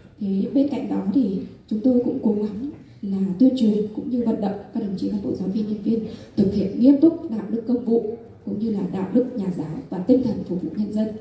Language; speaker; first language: Vietnamese; non-native, local second language; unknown